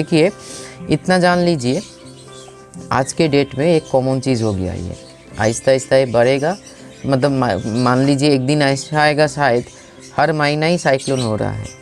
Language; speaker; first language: Hindi; non-native, local second language; Bangla